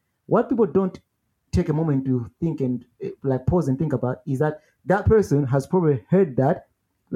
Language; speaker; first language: English; non-native, local second language; Nyanja